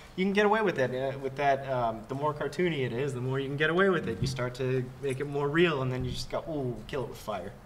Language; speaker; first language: English; native; English